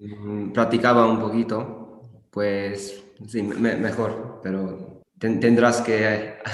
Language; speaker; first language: Spanish; non-native, learner; English